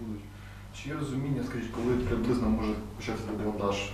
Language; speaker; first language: Ukrainian; native; Ukrainian